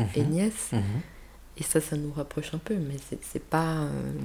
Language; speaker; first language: French; native; French